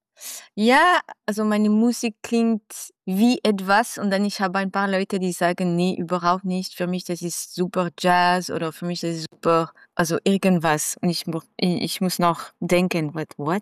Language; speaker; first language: German; non-native, local second language; French